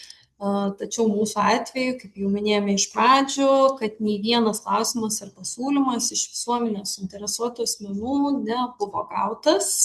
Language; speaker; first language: Lithuanian; native; Lithuanian